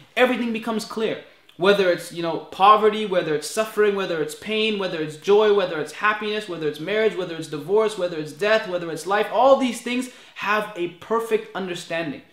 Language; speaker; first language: English; native; English